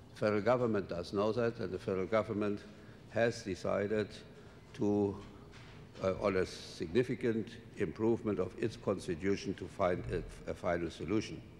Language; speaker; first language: English; non-native, fluent; German